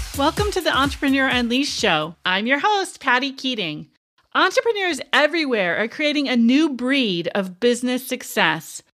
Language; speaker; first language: English; native; English